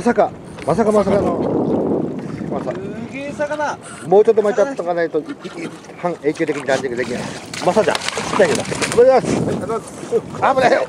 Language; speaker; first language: Japanese; native; Japanese